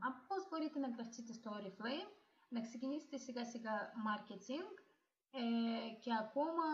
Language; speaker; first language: Greek; non-native, learner; Russian